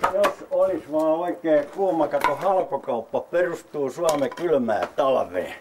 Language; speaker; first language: Finnish; native; Finnish